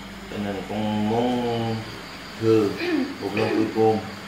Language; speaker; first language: Vietnamese; non-native, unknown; Korean